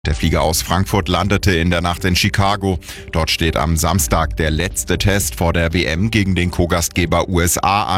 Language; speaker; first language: German; native; German